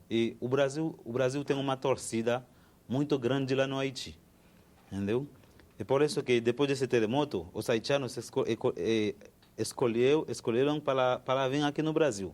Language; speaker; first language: Portuguese; non-native, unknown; Haitian Creole